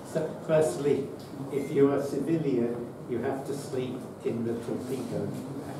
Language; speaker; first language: English; native; English